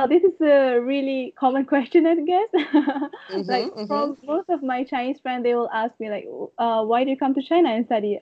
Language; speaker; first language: English; non-native, local second language; Malay